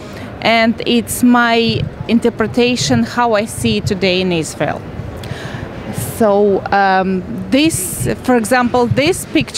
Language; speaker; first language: English; non-native, learner; Russian